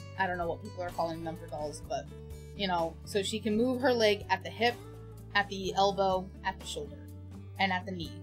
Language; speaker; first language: English; native; English